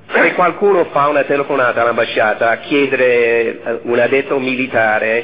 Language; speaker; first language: Italian; non-native, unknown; English